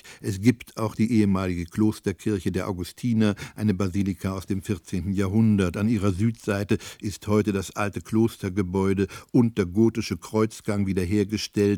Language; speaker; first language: German; native; German